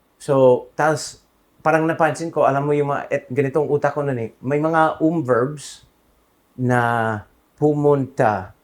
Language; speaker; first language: Filipino; non-native, fluent; English